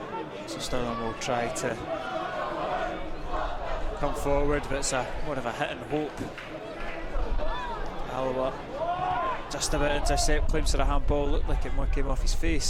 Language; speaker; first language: English; native; English